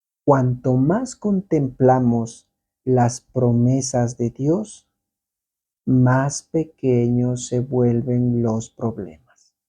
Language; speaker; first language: Spanish; native; Spanish